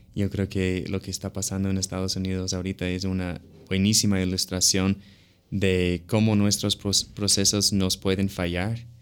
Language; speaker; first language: Spanish; non-native, fluent; English